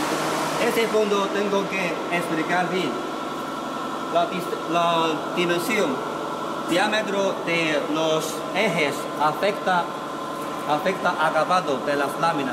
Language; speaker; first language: Spanish; non-native, learner; Chinese